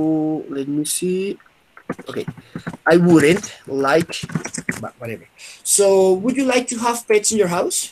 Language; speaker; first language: English; non-native, fluent; Spanish